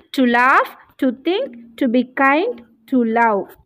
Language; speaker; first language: English; non-native, local second language; Tamil